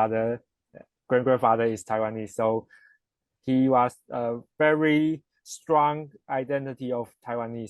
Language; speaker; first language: English; non-native, learner; Chinese